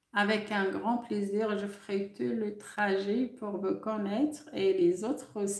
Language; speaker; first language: French; non-native, local second language; Arabic